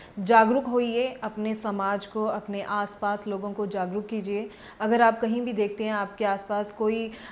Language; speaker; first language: Hindi; non-native, local second language; Punjabi